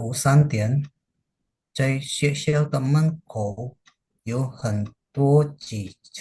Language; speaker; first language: Chinese; non-native, learner; Indonesian